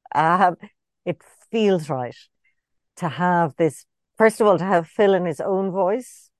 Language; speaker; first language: English; native; English